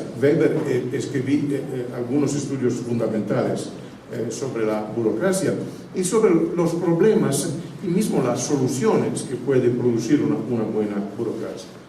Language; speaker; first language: Spanish; non-native, fluent; Italian